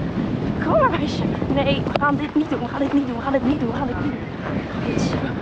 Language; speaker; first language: Dutch; native; Dutch